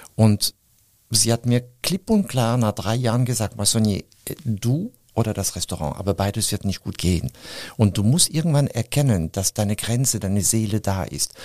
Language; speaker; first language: German; non-native, fluent; French